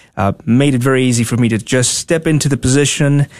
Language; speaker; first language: English; non-native, fluent; Spanish